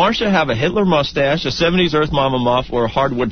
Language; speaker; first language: English; native; English